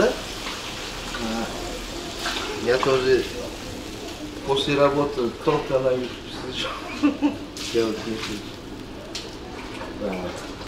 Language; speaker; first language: Russian; non-native, local second language; Uzbek